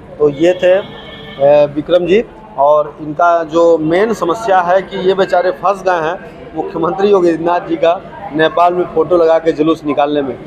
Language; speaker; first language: Hindi; native; Hindi